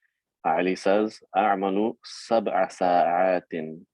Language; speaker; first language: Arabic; non-native, fluent; English